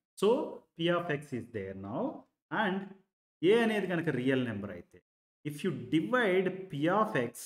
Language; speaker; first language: English; non-native, local second language; Telugu